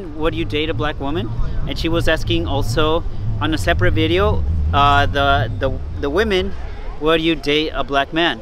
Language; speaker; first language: English; non-native, fluent; Spanish